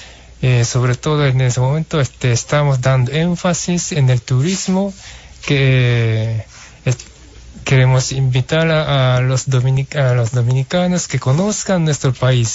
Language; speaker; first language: Spanish; non-native, fluent; Japanese